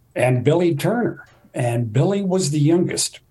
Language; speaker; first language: English; native; English